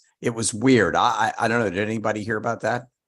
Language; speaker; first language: English; native; English